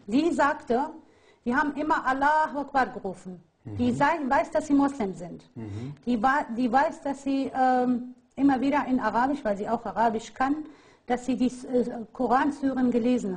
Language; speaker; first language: German; non-native, fluent; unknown